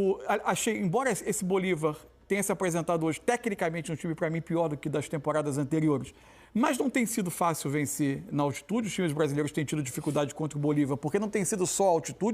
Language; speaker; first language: Portuguese; native; Portuguese